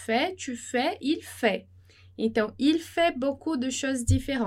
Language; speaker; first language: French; non-native, fluent; Portuguese